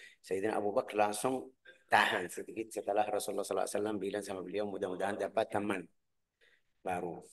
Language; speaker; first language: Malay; non-native, fluent; Arabic